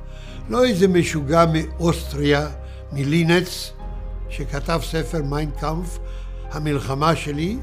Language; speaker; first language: Hebrew; early bilingual, other home language; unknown